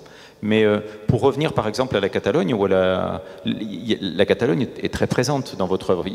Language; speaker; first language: French; native; French